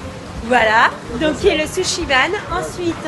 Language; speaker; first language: French; native; French